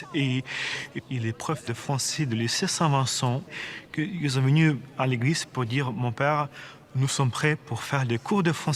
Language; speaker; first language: French; non-native, fluent; Ukrainian